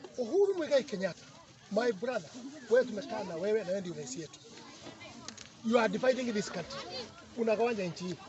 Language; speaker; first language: Swahili; non-native, local second language; Kikuyu